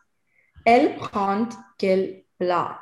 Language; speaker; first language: French; non-native, learner; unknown